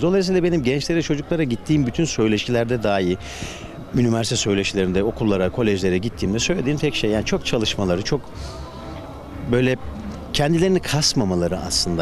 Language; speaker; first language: Turkish; native; Turkish